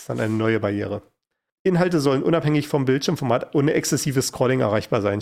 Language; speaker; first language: German; native; German